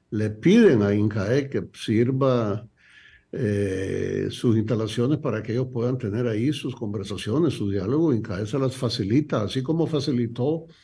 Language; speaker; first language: Spanish; native; Spanish